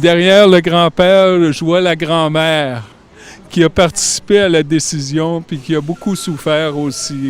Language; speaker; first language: French; native; French